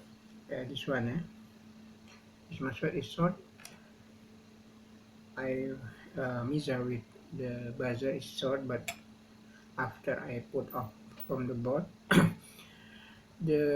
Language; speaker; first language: English; non-native, learner; Indonesian